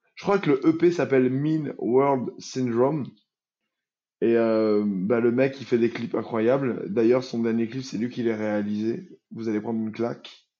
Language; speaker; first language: French; native; French